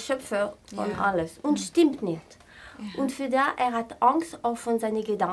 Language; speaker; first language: German; non-native, fluent; French